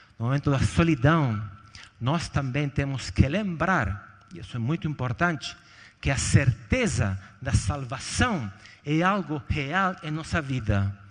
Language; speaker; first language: Portuguese; non-native, fluent; Spanish